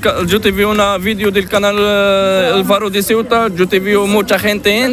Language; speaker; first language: Spanish; non-native, learner; Arabic